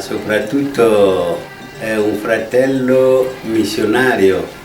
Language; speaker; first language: Italian; non-native, fluent; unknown